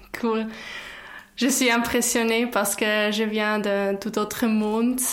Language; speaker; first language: French; non-native, local second language; German